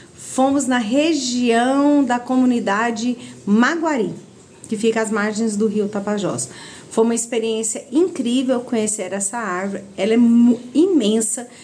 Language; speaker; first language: Portuguese; native; Portuguese